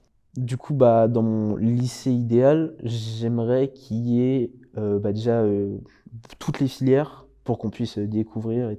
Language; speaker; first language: French; native; French